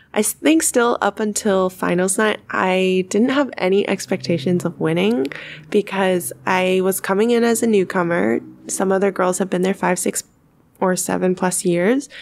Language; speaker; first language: English; native; English